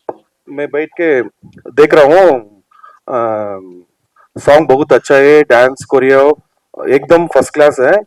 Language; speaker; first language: Hindi; non-native, local second language; Telugu